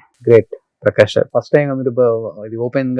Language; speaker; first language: Telugu; native; Telugu